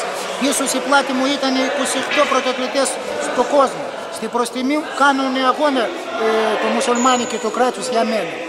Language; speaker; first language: Greek; non-native, learner; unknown